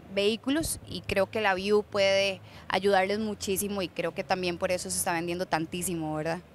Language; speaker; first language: Spanish; native; Spanish